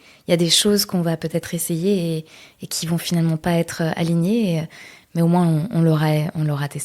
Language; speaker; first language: French; native; French